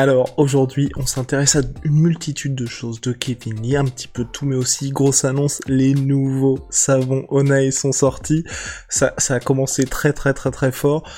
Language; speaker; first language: French; native; French